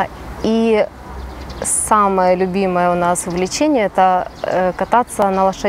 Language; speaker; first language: Russian; native; Russian